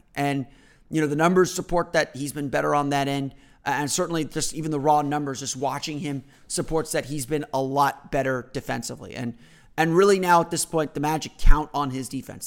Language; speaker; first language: English; native; English